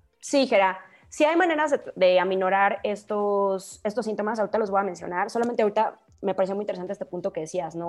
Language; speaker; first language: Spanish; native; Spanish